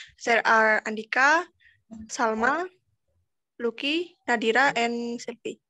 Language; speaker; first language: English; non-native, learner; Indonesian